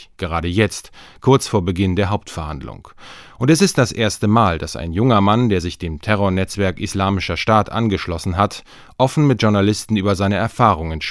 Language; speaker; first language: German; native; German